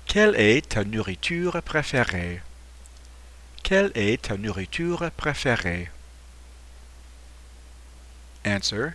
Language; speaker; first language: French; non-native, fluent; English